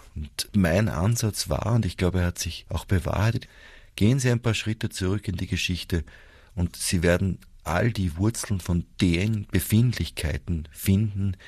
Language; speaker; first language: German; native; German